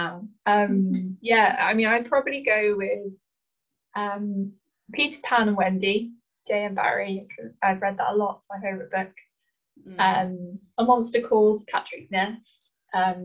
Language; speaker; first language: English; native; English